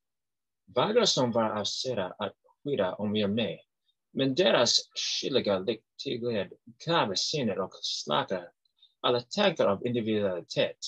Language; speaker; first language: Swedish; non-native, learner; English